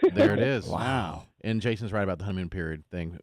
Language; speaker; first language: English; native; English